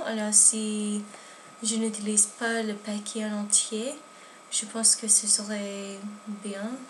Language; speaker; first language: French; non-native, learner; English